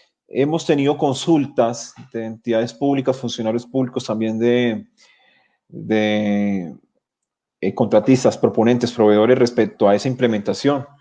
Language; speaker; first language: Spanish; native; Spanish